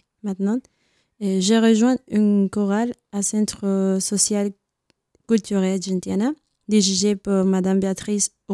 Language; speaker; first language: French; non-native, learner; Spanish